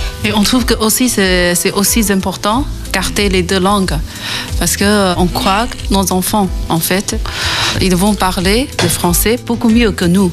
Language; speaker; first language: French; non-native, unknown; Chinese